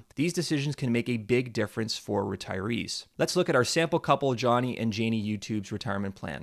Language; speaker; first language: English; native; English